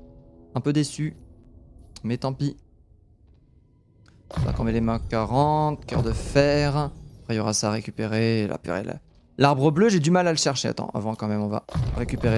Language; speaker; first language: French; native; French